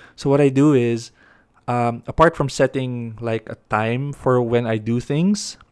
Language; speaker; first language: English; non-native, local second language; Filipino